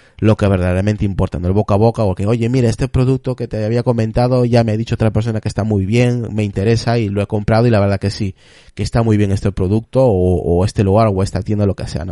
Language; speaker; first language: Spanish; native; Spanish